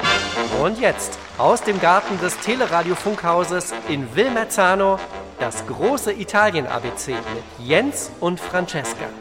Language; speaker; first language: German; native; German